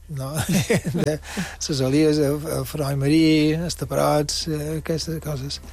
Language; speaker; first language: Catalan; non-native, local second language; English